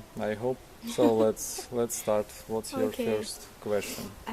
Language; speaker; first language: English; non-native, learner; Ukrainian